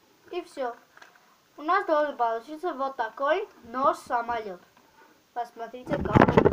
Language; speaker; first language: Russian; non-native, local second language; Armenian